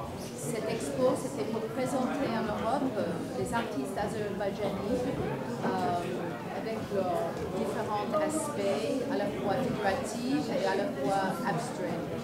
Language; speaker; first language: French; non-native, fluent; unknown